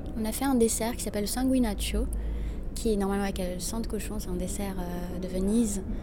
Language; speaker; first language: French; non-native, local second language; Arabic